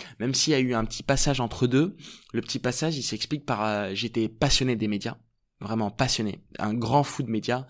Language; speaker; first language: French; early bilingual, other home language; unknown